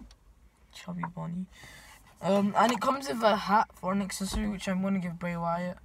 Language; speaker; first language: English; native; English